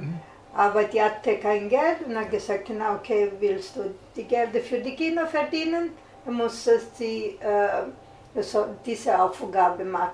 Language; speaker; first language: German; non-native, learner; Italian